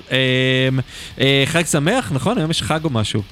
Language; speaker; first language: Hebrew; early bilingual, other home language; Hungarian